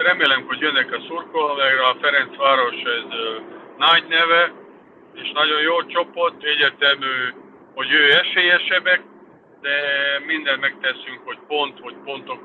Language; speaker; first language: Hungarian; non-native, fluent; Serbian